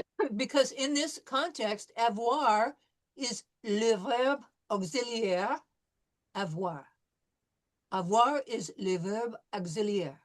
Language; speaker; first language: French; non-native, fluent; English